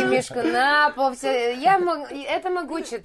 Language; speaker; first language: Russian; early bilingual, heritage; Russian